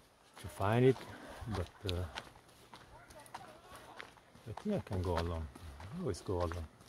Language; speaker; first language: English; non-native, fluent; Portuguese